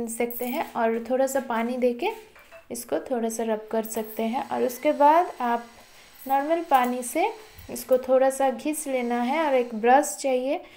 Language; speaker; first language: Hindi; non-native, local second language; Bangla